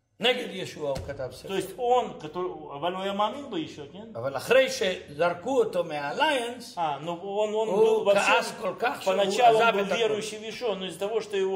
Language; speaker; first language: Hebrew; early bilingual, other home language; Ladino